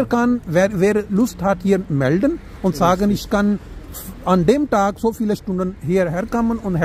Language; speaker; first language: German; non-native, learner; Urdu